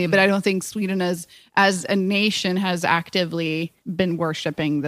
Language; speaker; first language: English; non-native, fluent; Swedish